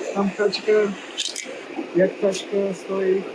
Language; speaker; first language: Polish; non-native, learner; Russian